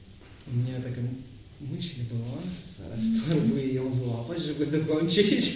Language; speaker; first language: Polish; non-native, learner; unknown